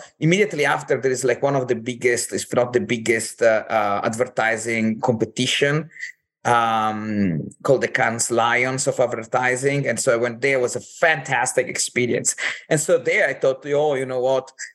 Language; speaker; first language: English; non-native, fluent; Italian